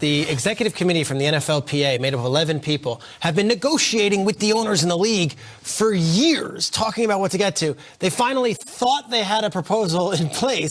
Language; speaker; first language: English; native; English